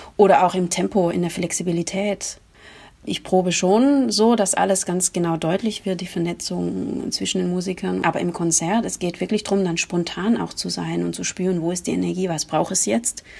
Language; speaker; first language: German; native; German